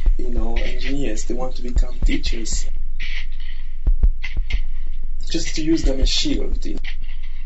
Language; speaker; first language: English; non-native, fluent; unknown